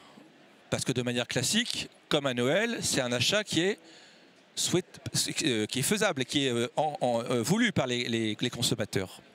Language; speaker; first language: French; native; French